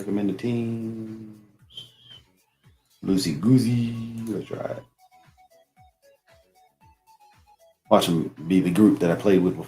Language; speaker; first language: English; native; English